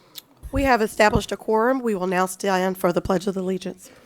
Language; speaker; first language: English; native; English